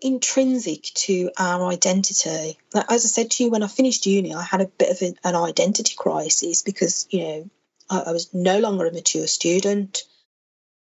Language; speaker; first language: English; native; English